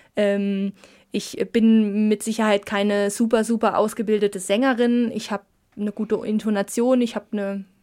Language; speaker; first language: German; native; German